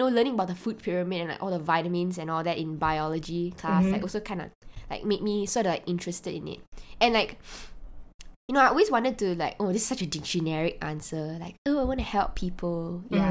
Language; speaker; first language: English; non-native, local second language; Chinese